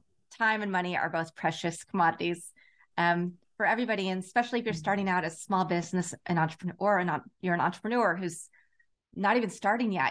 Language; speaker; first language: English; native; English